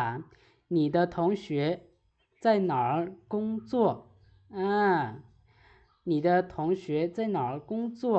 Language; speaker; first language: Chinese; non-native, fluent; Lao